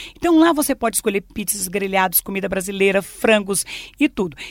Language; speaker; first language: Portuguese; native; Portuguese